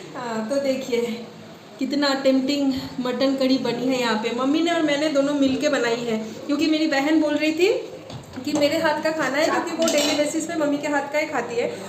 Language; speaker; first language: Hindi; non-native, local second language; Bangla